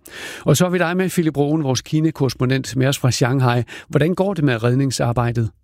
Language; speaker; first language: Danish; native; Danish